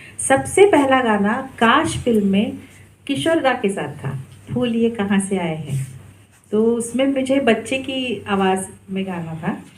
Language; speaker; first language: Hindi; non-native, local second language; Marathi